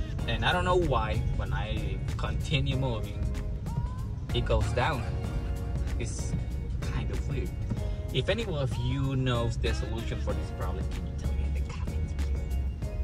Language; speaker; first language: English; non-native, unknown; Spanish